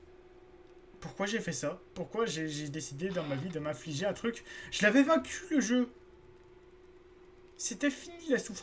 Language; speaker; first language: French; native; French